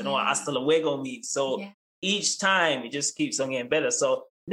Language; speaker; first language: English; native; English